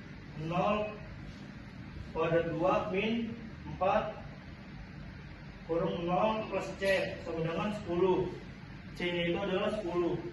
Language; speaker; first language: Indonesian; native; Indonesian